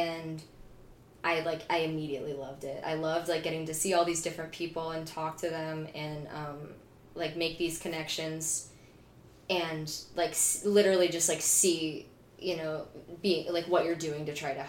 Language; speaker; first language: English; native; English